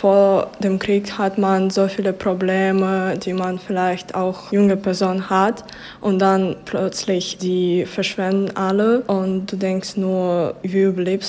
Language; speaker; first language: German; non-native, fluent; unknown